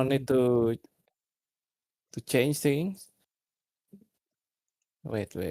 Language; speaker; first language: English; non-native, learner; Indonesian